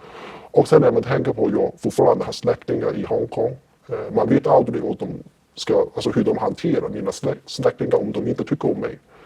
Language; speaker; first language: Swedish; non-native, fluent; Cantonese